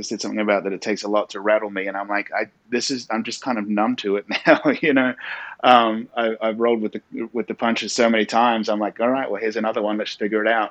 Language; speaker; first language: English; native; English